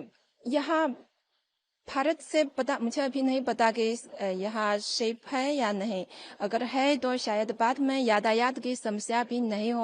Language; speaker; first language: Hindi; non-native, fluent; Chinese